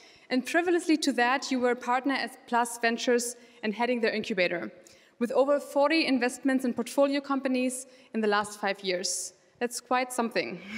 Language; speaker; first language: English; non-native, fluent; German